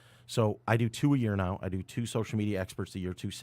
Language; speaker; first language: English; native; English